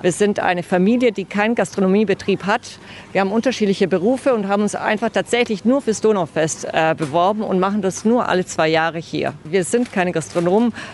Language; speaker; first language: German; early bilingual, other home language; Bosnian